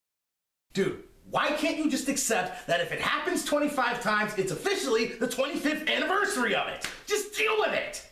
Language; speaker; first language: English; native; English